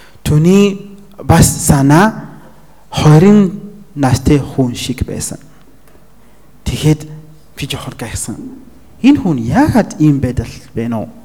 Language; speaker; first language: Mongolian; non-native, fluent; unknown